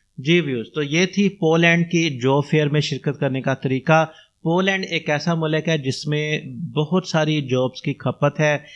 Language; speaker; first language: Hindi; non-native, local second language; Punjabi